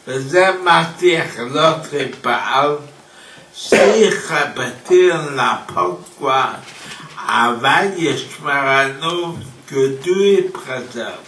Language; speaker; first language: French; non-native, fluent; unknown